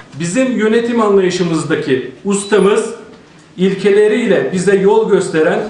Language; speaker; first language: Turkish; native; Turkish